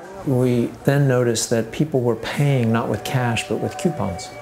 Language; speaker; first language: English; native; English